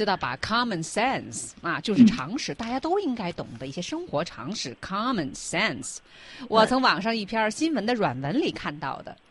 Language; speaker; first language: Chinese; native; Chinese